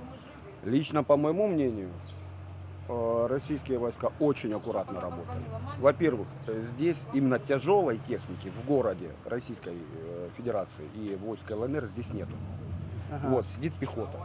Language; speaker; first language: Russian; native; Russian